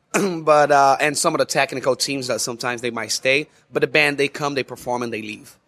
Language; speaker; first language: English; non-native, fluent; Portuguese